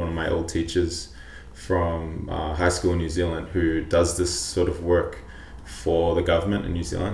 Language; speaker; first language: English; native; English